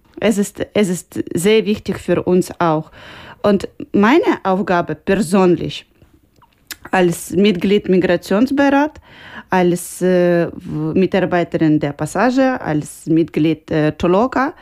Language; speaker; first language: German; non-native, learner; Ukrainian